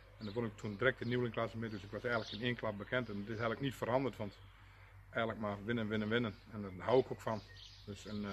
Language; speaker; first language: Dutch; native; Dutch